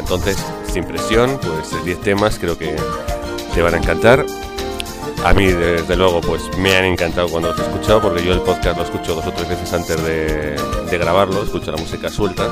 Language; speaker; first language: Spanish; native; Spanish